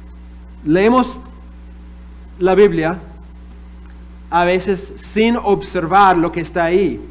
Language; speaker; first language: Spanish; non-native, fluent; English